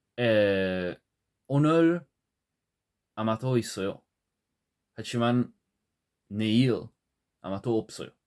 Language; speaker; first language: Korean; non-native, learner; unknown